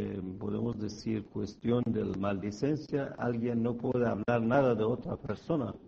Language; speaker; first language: Spanish; non-native, fluent; Persian